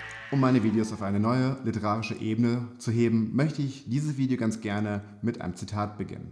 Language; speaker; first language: German; native; German